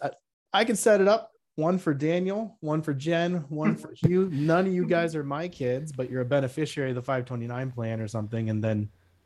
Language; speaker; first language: English; native; English